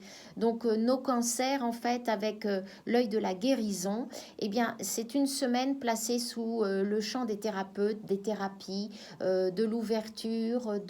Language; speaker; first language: French; native; French